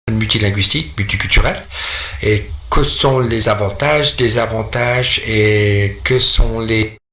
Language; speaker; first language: French; non-native, fluent; English